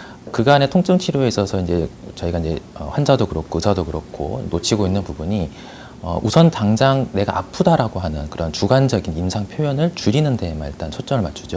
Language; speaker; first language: Korean; native; Korean